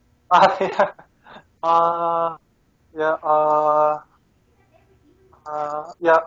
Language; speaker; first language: English; non-native, learner; Korean